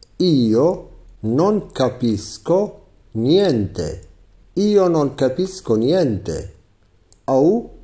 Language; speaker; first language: Italian; non-native, fluent; Arabic